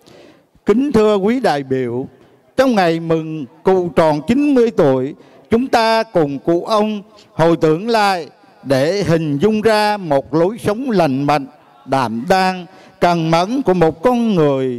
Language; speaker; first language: Vietnamese; native; Vietnamese